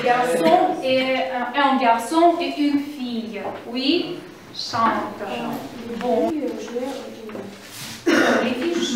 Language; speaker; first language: French; non-native, fluent; Russian